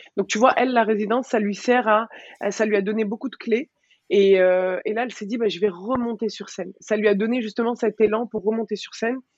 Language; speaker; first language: French; early bilingual, other home language; Arabic